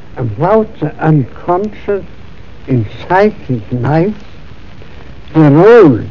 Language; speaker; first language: English; non-native, fluent; German